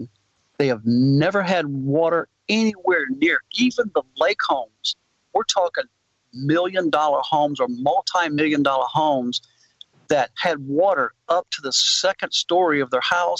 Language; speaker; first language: English; native; English